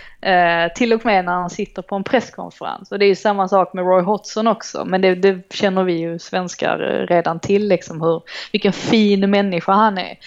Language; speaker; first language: Swedish; native; Swedish